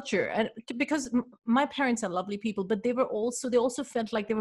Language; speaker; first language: English; non-native, local second language; Urdu